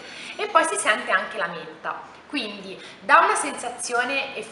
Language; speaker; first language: Italian; native; Italian